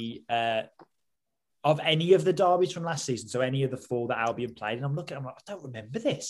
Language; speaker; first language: English; native; English